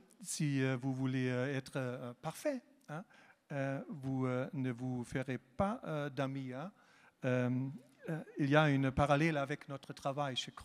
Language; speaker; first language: French; non-native, learner; German